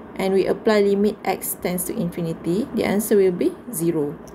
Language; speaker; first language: English; non-native, local second language; Malay